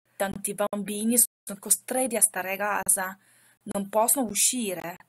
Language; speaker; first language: Italian; non-native, fluent; Chinese